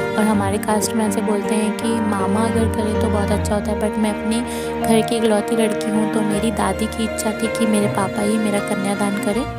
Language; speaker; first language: Hindi; non-native, local second language; Bangla